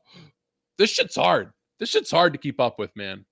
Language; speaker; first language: English; native; English